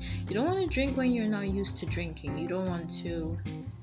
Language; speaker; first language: English; non-native, local second language; Yoruba